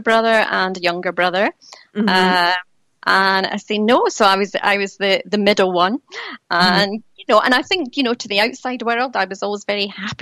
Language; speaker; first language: English; native; English